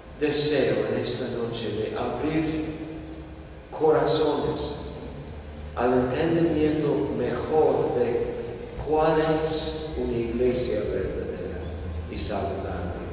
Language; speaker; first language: Spanish; non-native, fluent; English